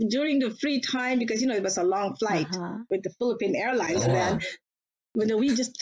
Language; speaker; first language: English; non-native, local second language; Filipino